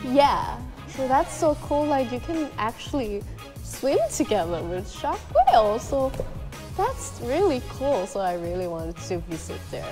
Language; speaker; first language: English; non-native, fluent; Thai